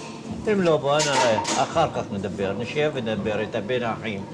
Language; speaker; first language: Hebrew; non-native, fluent; Arabic